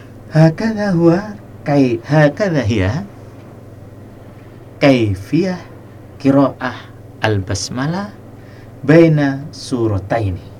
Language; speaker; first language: Arabic; non-native, fluent; Indonesian